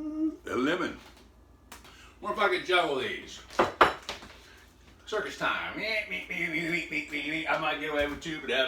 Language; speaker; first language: English; native; English